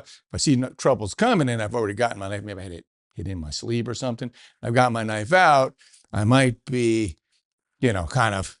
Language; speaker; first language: English; native; English